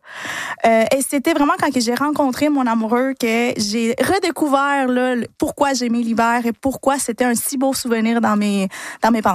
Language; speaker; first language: French; non-native, fluent; Spanish